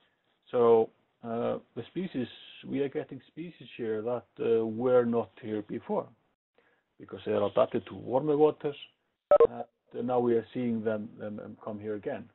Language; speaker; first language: English; non-native, fluent; Icelandic